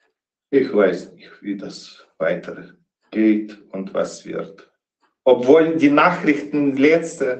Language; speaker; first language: German; non-native, fluent; Ukrainian